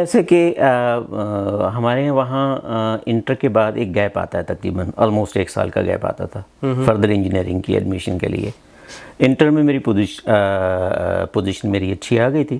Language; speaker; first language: Hindi; non-native, local second language; Punjabi